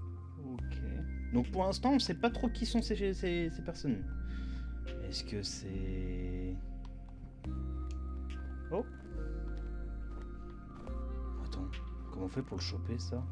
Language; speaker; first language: French; native; French